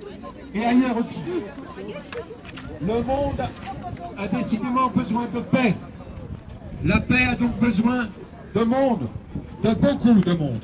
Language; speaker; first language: French; native; French